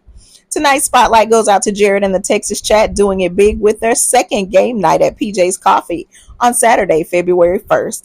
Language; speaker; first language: English; native; English